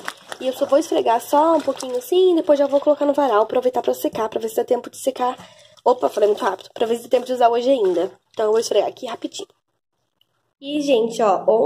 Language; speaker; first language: Portuguese; native; Portuguese